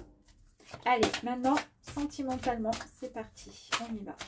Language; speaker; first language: French; native; French